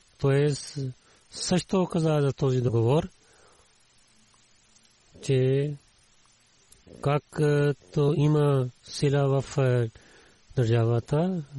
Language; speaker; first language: Bulgarian; non-native, learner; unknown